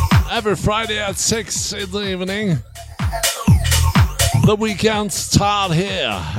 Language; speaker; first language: English; non-native, learner; German